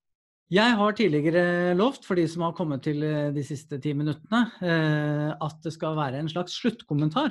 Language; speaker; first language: Norwegian; native; Norwegian